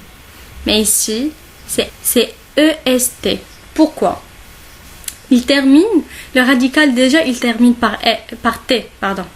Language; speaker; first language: French; non-native, local second language; Arabic